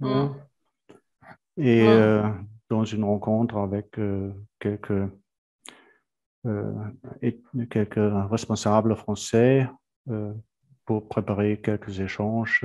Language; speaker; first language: French; non-native, fluent; German